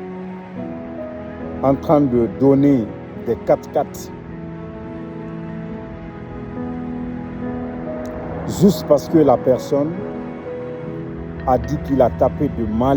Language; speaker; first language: French; non-native, local second language; Fula